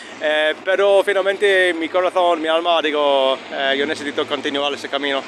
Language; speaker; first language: Spanish; non-native, learner; English